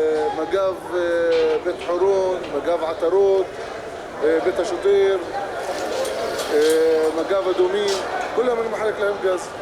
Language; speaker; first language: Hebrew; non-native, local second language; Arabic